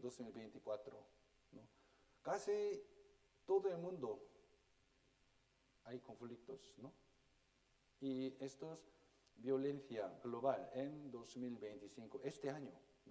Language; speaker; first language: Spanish; non-native, fluent; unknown